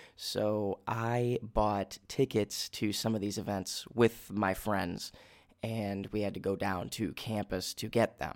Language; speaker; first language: English; native; English